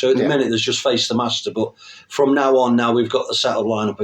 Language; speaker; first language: English; native; English